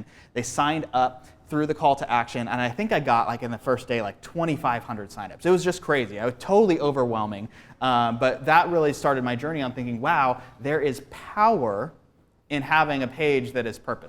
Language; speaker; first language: English; native; English